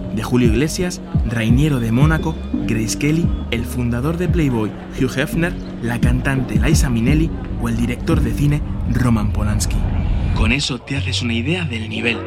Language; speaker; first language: Spanish; native; Spanish